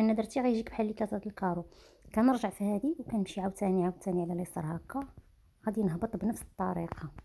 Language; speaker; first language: Arabic; native; Arabic